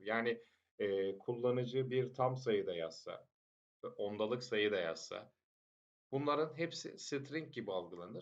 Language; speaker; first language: Turkish; native; Turkish